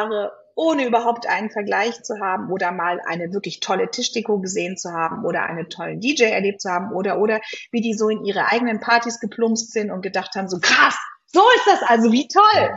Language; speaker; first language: German; native; German